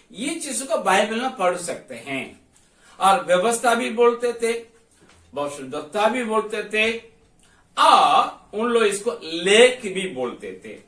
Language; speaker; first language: Hindi; non-native, local second language; Tamil